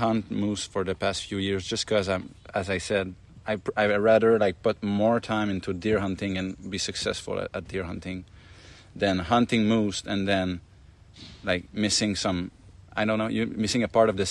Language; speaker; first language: English; non-native, fluent; French